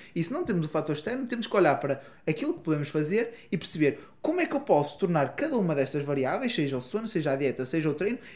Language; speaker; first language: Portuguese; native; Portuguese